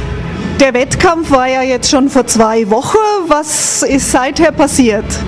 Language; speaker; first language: German; native; German